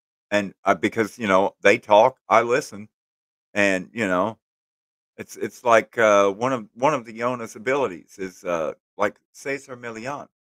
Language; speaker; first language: English; native; English